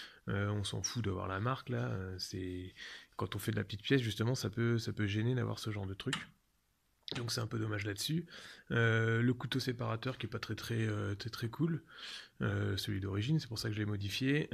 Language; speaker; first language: French; native; French